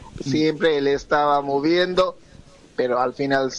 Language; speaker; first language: Spanish; non-native, fluent; Bangla